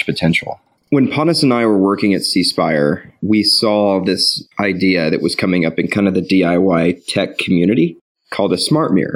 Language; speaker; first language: English; native; English